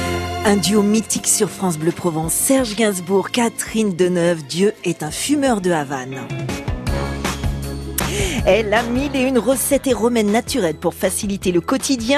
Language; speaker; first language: French; native; French